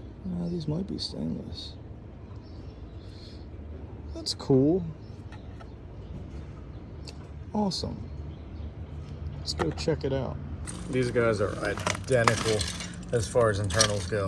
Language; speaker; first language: English; native; English